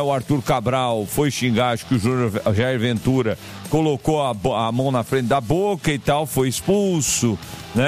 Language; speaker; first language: Portuguese; native; Portuguese